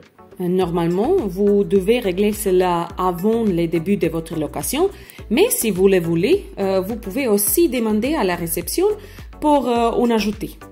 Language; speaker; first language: French; non-native, learner; Croatian